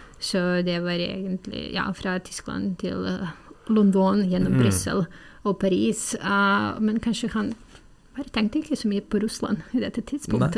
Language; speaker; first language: Norwegian; non-native, fluent; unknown